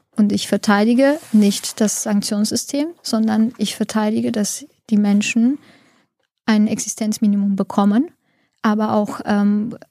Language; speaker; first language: German; early bilingual, other home language; Romanian